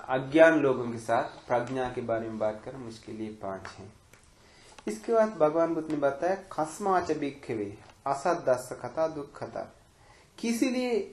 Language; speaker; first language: Hindi; non-native, fluent; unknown